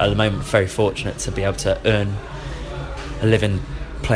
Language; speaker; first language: English; native; English